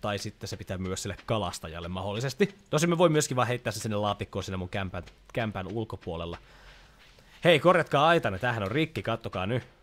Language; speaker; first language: Finnish; native; Finnish